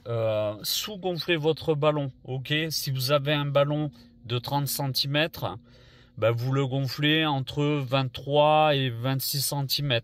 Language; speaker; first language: French; native; French